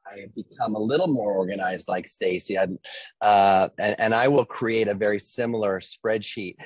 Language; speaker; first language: English; native; English